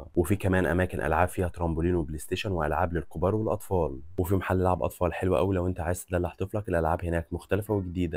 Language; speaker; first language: Arabic; native; Arabic